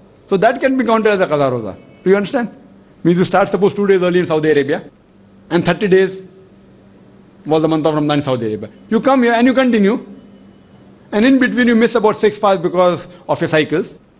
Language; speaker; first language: English; non-native, local second language; Urdu